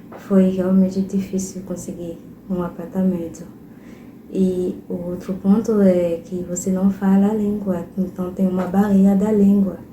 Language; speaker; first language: Portuguese; non-native, fluent; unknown